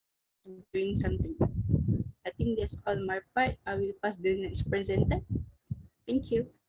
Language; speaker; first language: English; non-native, learner; Malay